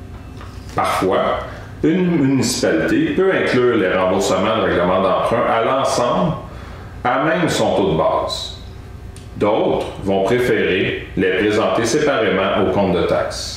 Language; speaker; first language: French; native; French